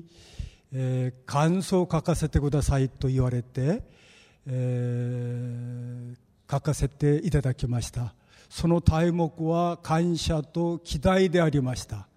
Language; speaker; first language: Japanese; non-native, fluent; Korean